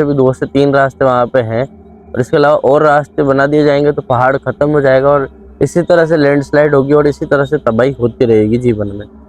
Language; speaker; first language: Hindi; native; Hindi